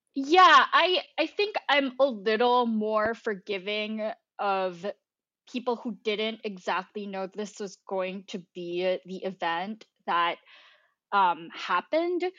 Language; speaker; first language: English; non-native, local second language; Filipino